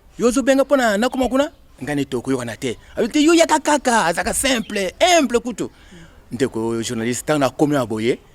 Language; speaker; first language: Lingala; non-native, local second language; Kongo